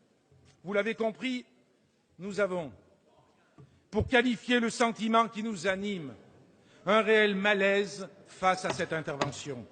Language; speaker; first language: French; native; French